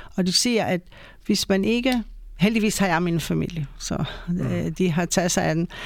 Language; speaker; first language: Danish; non-native, fluent; Hebrew